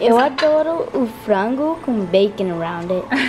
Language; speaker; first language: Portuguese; early bilingual, heritage; Portuguese